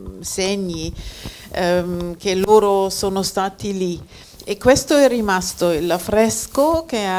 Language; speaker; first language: Italian; non-native, fluent; German